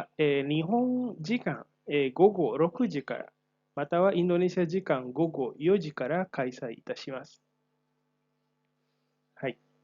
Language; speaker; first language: Japanese; non-native, fluent; Indonesian